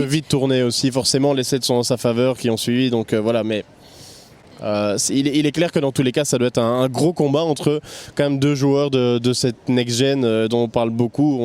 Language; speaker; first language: French; native; French